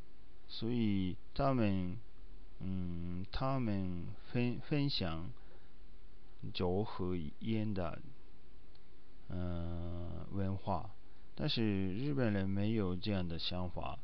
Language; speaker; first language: Chinese; non-native, learner; Japanese